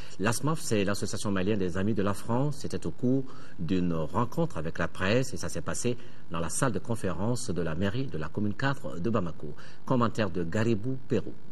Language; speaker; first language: French; non-native, local second language; Bambara